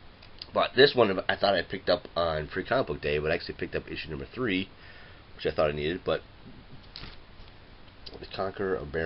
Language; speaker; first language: English; native; English